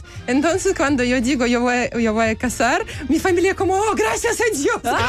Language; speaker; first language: Spanish; non-native, learner; Belarusian